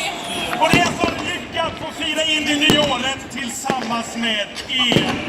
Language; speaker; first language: Swedish; native; Swedish